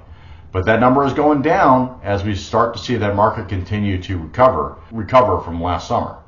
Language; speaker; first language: English; native; English